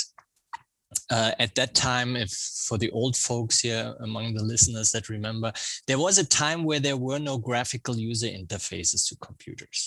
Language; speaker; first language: English; non-native, fluent; German